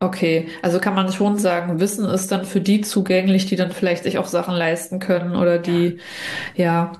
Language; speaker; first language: German; native; German